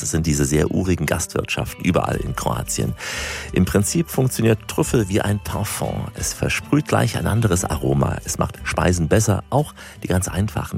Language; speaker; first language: German; native; German